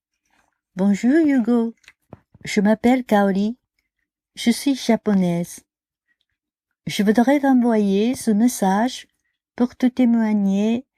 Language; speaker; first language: French; non-native, learner; Japanese